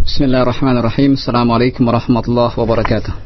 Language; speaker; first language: Arabic; non-native, fluent; Indonesian